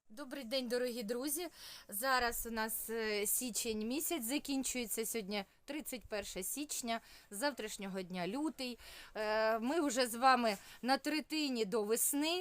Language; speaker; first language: Ukrainian; non-native, local second language; Russian